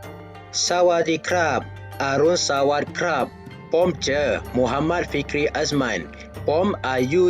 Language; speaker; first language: Thai; non-native, learner; Malay